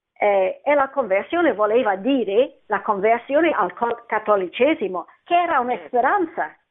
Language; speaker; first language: Italian; non-native, fluent; English